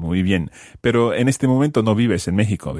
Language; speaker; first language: Spanish; non-native, fluent; English